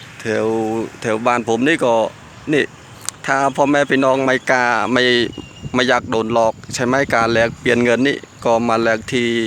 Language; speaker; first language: Thai; non-native, fluent; Khmer